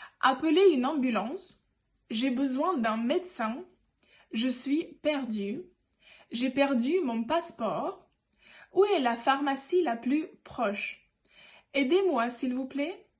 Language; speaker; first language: French; non-native, fluent; Ukrainian